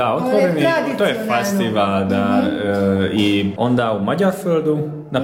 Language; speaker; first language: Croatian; non-native, local second language; Hungarian